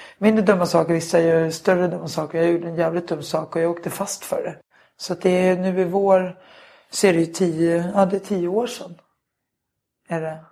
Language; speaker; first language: Swedish; native; Swedish